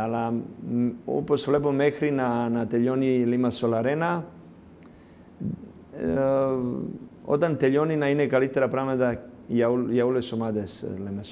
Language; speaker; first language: Greek; non-native, learner; Serbian